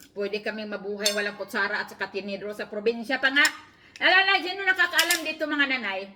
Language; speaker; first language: Filipino; non-native, local second language; Cebuano